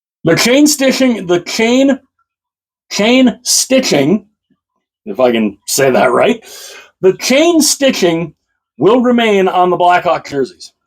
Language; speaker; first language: English; native; English